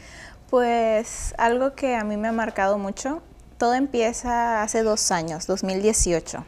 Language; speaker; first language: Spanish; native; Spanish